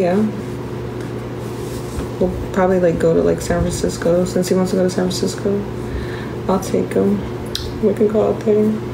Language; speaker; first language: English; early bilingual, other home language; Spanish